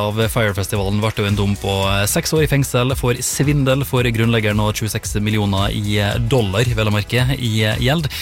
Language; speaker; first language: Norwegian; native; Norwegian